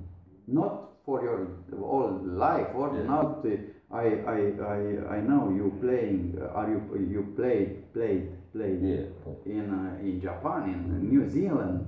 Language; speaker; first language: English; non-native, learner; Romanian